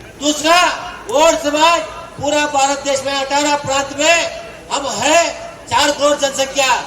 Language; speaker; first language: Hindi; non-native, local second language; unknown